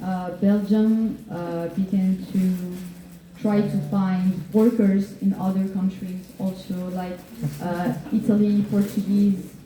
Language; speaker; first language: English; non-native, fluent; French